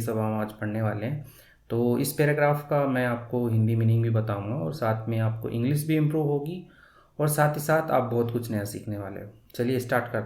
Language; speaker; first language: Hindi; native; Hindi